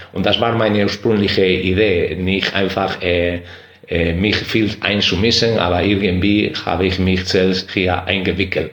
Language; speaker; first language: German; non-native, fluent; Spanish